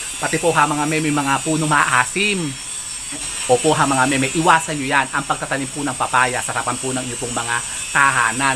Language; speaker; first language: Filipino; native; Filipino